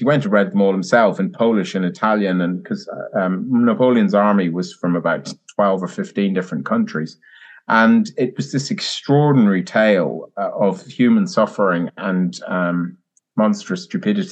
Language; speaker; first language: English; native; English